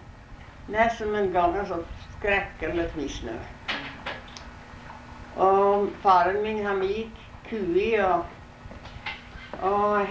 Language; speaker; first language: Norwegian; early bilingual, heritage; Norwegian